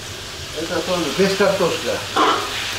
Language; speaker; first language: Russian; non-native, local second language; Uzbek